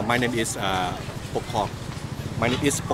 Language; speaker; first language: English; non-native, learner; Thai